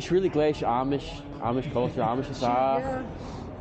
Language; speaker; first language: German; non-native, learner; English